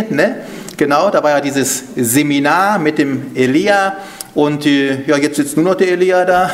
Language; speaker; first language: German; native; German